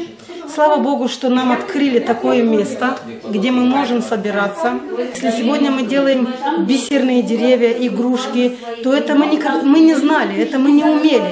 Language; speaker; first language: Russian; non-native, local second language; Gagauz